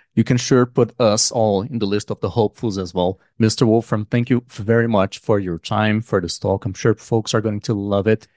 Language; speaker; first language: English; non-native, fluent; Portuguese